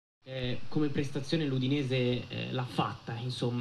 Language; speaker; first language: Italian; native; Italian